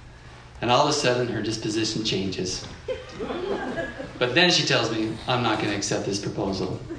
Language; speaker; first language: English; native; English